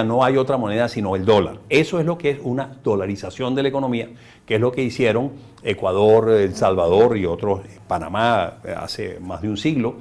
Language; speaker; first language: Spanish; native; Spanish